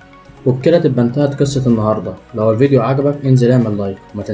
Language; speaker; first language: Arabic; native; Arabic